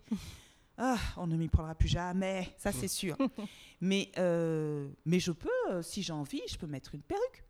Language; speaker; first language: French; native; French